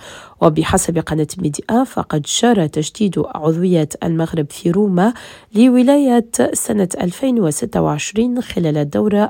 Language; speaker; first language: Arabic; native; Arabic